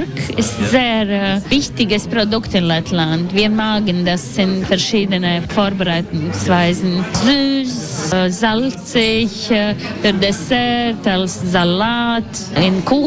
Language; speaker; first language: German; non-native, learner; Latvian